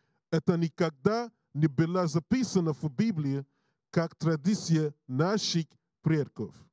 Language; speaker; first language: Russian; non-native, learner; English